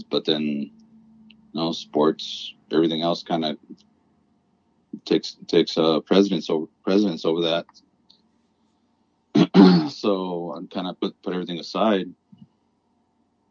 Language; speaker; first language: English; native; English